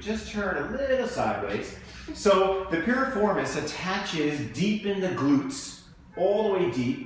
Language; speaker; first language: English; native; English